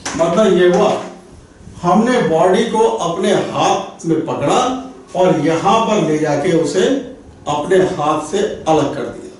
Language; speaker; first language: Hindi; native; Hindi